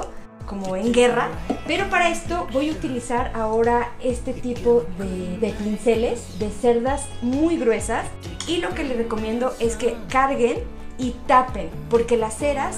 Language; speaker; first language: Spanish; native; Spanish